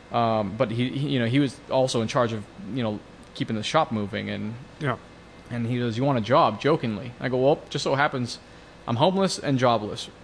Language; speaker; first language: English; native; English